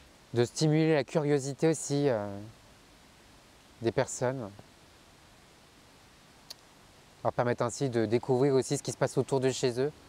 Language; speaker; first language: French; native; French